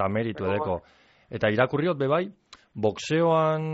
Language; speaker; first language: Basque; native; Basque